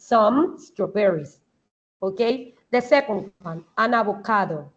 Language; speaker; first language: English; non-native, fluent; Spanish